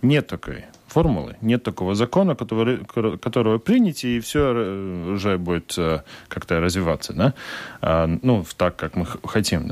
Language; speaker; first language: Russian; non-native, local second language; Latvian